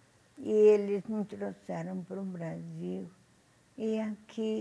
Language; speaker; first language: Portuguese; non-native, fluent; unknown